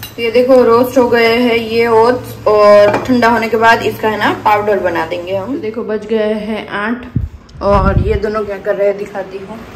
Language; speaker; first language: Hindi; non-native, local second language; Gujarati